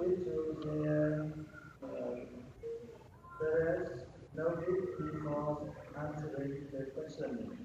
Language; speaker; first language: English; non-native, learner; Vietnamese